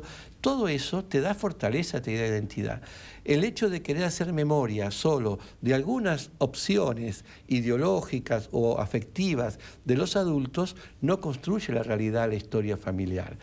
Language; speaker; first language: Spanish; native; Spanish